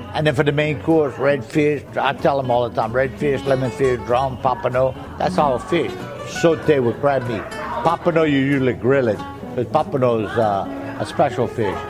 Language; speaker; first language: English; early bilingual, other home language; French